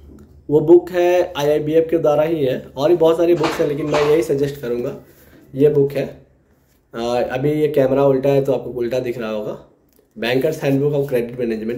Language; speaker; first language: Hindi; native; Hindi